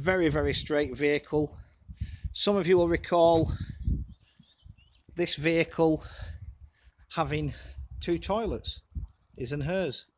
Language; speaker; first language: English; native; English